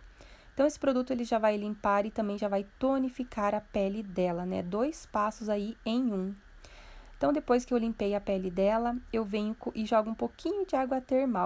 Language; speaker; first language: Portuguese; native; Portuguese